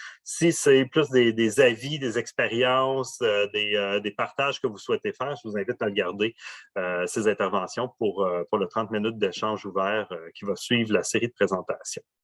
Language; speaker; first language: French; native; French